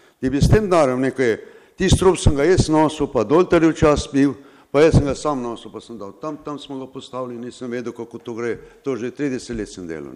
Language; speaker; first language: Slovenian; non-native, local second language; Romany